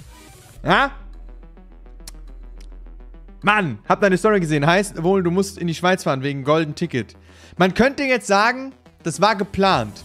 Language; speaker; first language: German; native; German